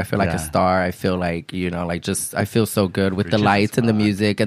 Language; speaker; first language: English; early bilingual, other home language; Spanish